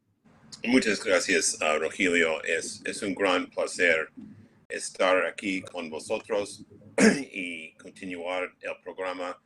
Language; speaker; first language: Spanish; non-native, fluent; English